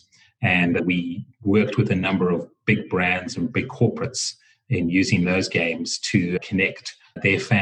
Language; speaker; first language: English; native; English